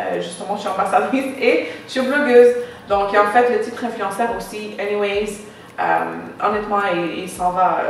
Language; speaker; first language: French; native; French